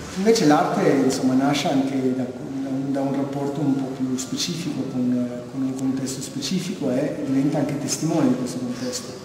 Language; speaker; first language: Italian; non-native, fluent; Albanian